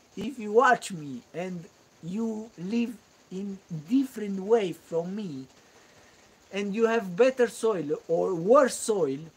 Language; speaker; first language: English; non-native, learner; Romanian